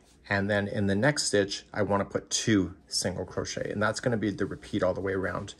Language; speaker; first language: English; native; English